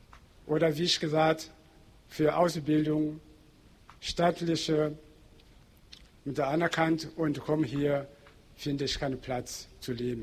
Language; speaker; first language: German; non-native, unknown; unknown